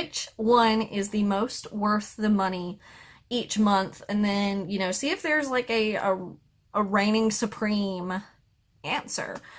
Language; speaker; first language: English; native; English